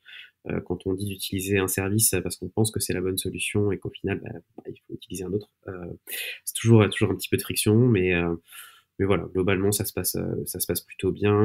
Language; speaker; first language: French; native; French